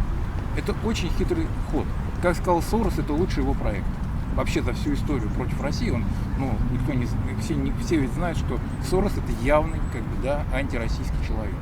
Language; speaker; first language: Russian; native; Russian